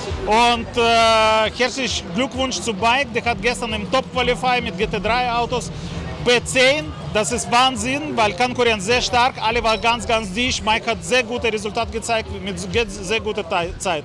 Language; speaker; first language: German; non-native, learner; Russian